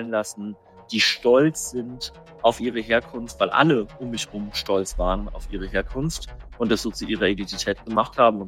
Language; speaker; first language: German; native; German